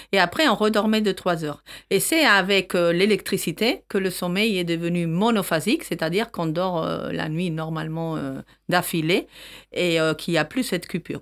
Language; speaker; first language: French; non-native, fluent; Spanish